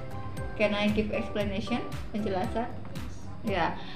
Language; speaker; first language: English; non-native, fluent; Indonesian